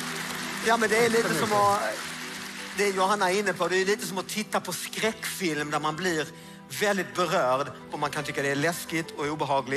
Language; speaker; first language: Swedish; native; Swedish